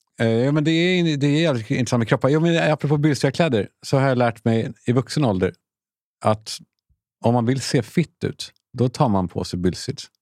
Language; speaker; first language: Swedish; native; Swedish